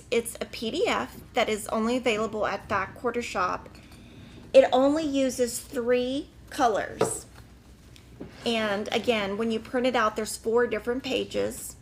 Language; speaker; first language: English; native; English